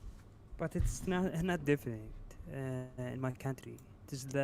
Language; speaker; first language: English; non-native, learner; Arabic